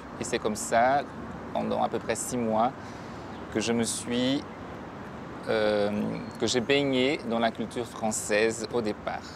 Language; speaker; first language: French; non-native, fluent; Portuguese